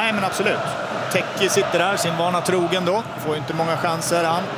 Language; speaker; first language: Swedish; native; Swedish